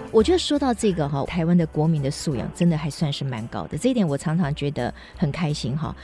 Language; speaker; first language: Chinese; native; Chinese